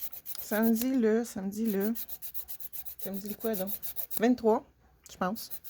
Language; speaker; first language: French; native; French